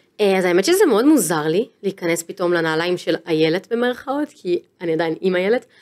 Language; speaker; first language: Hebrew; native; Hebrew